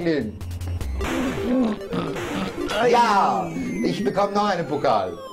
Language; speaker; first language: German; native; German